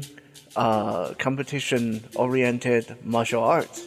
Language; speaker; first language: English; non-native, fluent; Chinese